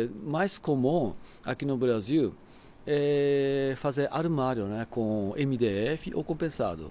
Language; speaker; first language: Portuguese; non-native, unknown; Japanese